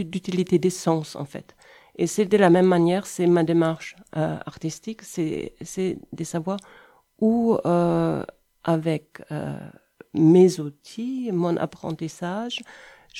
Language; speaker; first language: French; non-native, fluent; German